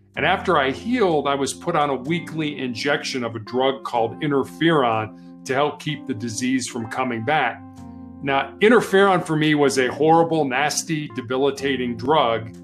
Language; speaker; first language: English; native; English